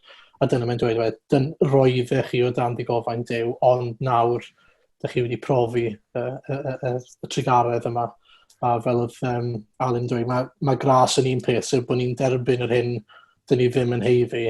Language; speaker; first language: Welsh; native; Welsh